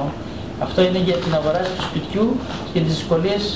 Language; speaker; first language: Greek; native; Greek